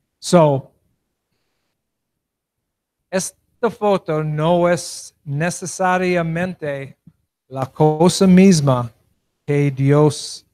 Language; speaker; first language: Spanish; non-native, learner; English